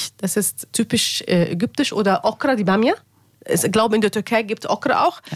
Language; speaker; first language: German; non-native, learner; Arabic